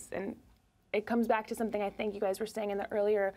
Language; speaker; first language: English; native; English